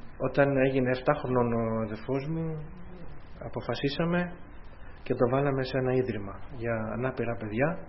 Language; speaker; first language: Greek; early bilingual, heritage; Greek